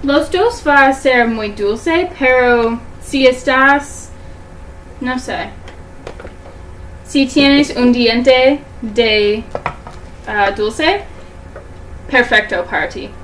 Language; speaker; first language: Spanish; non-native, learner; English